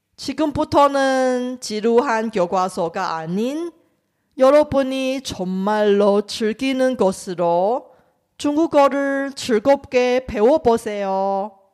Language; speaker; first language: Korean; non-native, fluent; Chinese